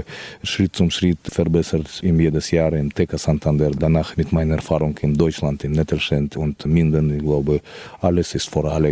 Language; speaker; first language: German; non-native, fluent; Russian